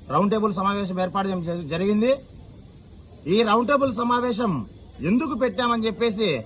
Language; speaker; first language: Telugu; native; Telugu